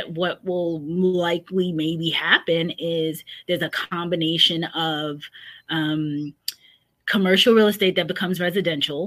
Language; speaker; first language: English; native; English